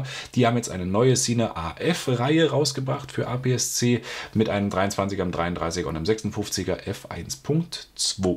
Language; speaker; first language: German; native; German